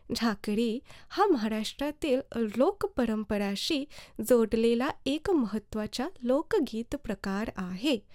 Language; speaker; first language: Marathi; early bilingual, heritage; Marathi